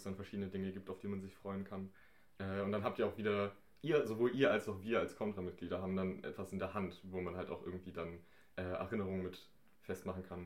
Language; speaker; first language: German; native; German